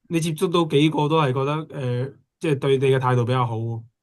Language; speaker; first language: Chinese; native; Chinese